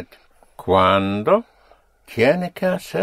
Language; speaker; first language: Spanish; non-native, fluent; English